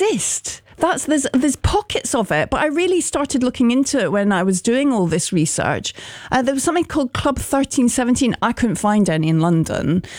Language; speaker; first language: English; native; English